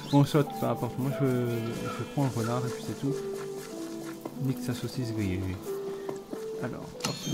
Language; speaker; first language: French; native; French